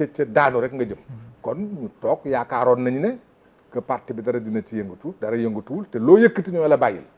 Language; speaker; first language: Wolof; non-native, local second language; Fula